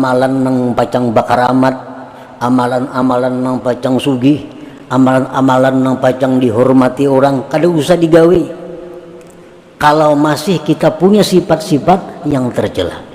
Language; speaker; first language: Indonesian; non-native, local second language; Banjar